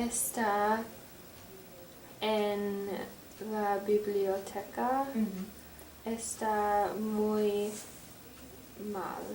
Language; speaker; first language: Spanish; non-native, learner; English